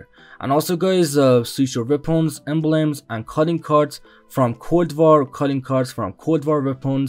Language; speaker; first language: English; non-native, learner; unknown